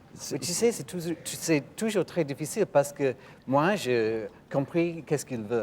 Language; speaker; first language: French; non-native, fluent; English